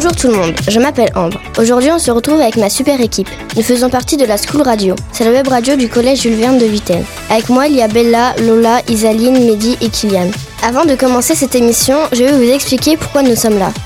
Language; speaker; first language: French; native; French